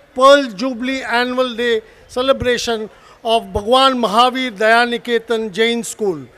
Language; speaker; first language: English; non-native, local second language; Tamil